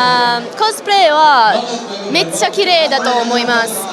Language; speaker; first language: Japanese; non-native, learner; Georgian